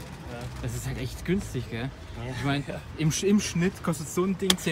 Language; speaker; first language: German; native; German